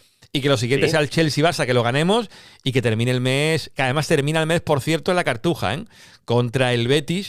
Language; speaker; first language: Spanish; native; Spanish